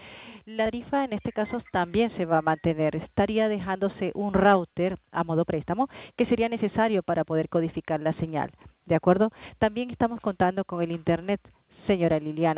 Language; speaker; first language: Spanish; native; Spanish